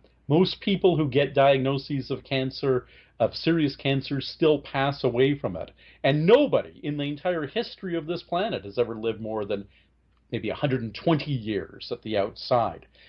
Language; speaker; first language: English; native; English